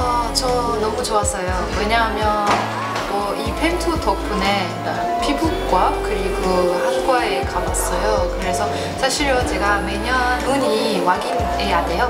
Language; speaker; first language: Korean; non-native, learner; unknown